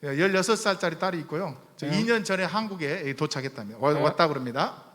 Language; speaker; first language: Korean; native; Korean